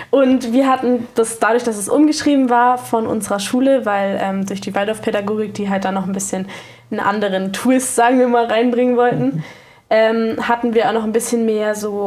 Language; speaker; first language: German; native; German